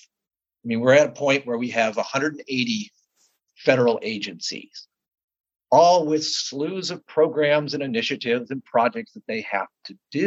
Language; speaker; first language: English; native; English